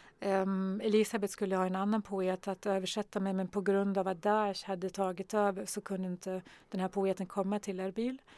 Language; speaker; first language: Swedish; early bilingual, other home language; Arabic